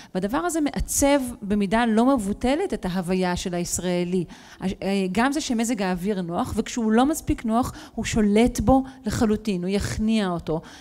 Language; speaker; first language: Hebrew; native; Hebrew